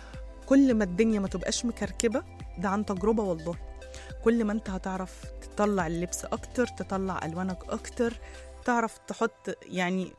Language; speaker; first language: Arabic; native; Arabic